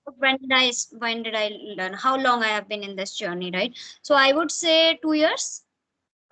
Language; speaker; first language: English; non-native, fluent; Hindi